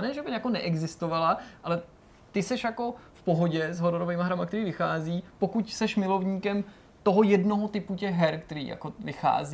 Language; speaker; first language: Czech; native; Czech